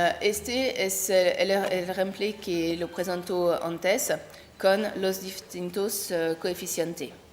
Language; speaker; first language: Spanish; non-native, learner; French